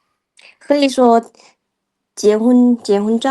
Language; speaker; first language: Chinese; non-native, learner; Lao